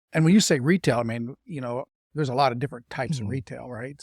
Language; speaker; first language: English; native; English